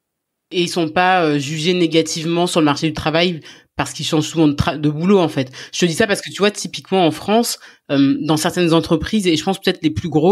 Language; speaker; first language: French; native; French